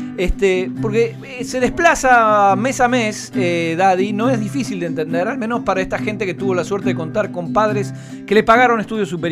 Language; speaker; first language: Spanish; native; Spanish